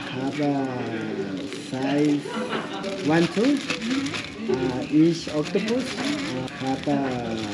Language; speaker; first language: English; non-native, learner; Spanish